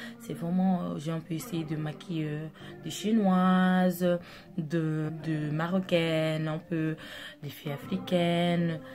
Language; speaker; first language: French; non-native, local second language; Portuguese